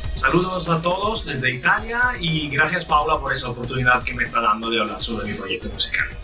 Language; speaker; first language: Spanish; non-native, fluent; Italian